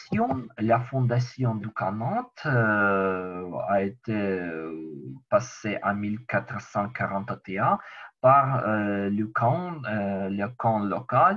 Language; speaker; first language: French; non-native, learner; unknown